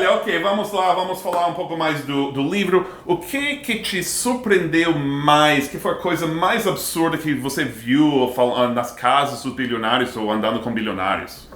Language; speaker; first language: Portuguese; non-native, fluent; English